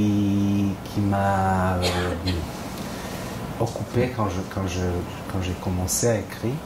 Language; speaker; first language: French; non-native, fluent; Hebrew